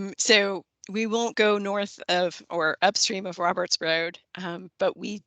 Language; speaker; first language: English; native; English